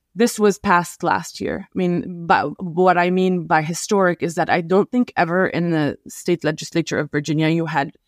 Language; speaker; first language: English; non-native, fluent; Arabic